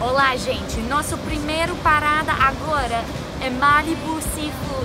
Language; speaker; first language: Portuguese; non-native, learner; English